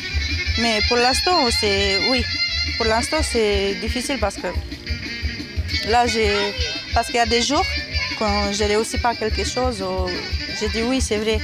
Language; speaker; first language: French; non-native, fluent; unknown